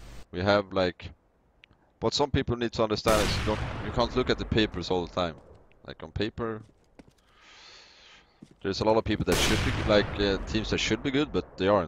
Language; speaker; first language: English; non-native, fluent; Swedish